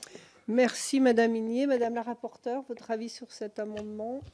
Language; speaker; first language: French; native; French